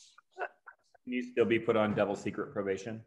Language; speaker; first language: English; native; English